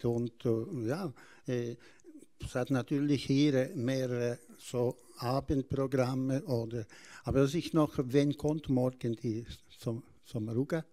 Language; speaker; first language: German; non-native, fluent; Italian